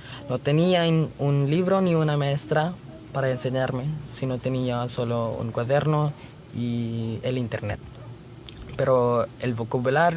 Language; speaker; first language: Spanish; non-native, fluent; Filipino